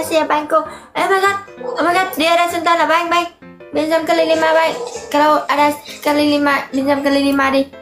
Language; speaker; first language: Indonesian; non-native, learner; Vietnamese